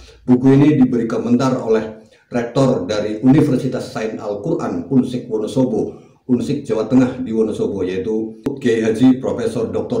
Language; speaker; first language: Indonesian; native; Indonesian